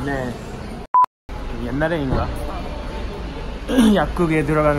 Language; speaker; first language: Korean; non-native, learner; English